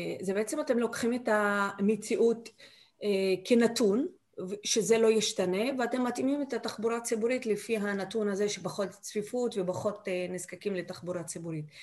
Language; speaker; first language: Hebrew; non-native, local second language; Arabic